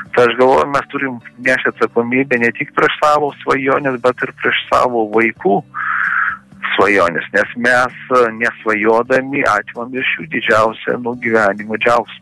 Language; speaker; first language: Lithuanian; early bilingual, heritage; Lithuanian